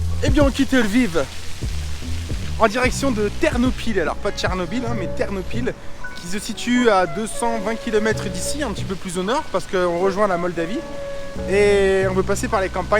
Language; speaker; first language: French; native; French